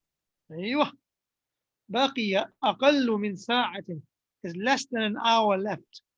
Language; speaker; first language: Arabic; non-native, fluent; English